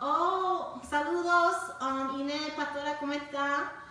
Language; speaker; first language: Spanish; early bilingual, heritage; Spanish